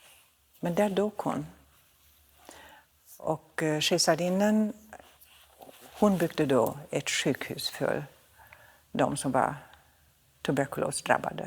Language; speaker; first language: Swedish; non-native, fluent; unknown